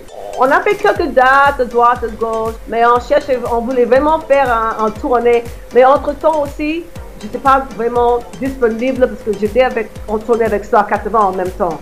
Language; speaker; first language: French; non-native, fluent; English